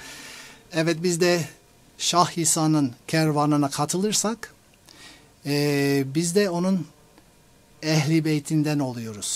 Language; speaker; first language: Turkish; non-native, fluent; English